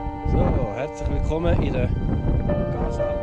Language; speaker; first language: German; native; German